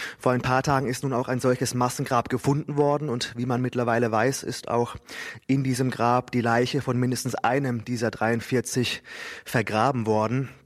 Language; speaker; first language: German; native; German